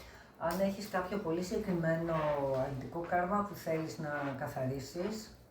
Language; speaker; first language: Greek; native; Greek